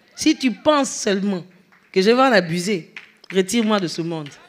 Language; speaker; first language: French; non-native, local second language; Lingala